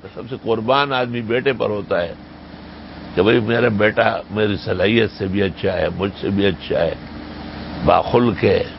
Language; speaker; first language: Urdu; non-native, local second language; Pashto